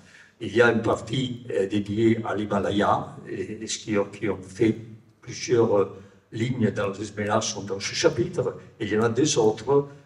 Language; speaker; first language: French; non-native, fluent; Italian